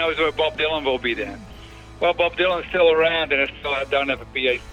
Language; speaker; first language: English; non-native, fluent; Dutch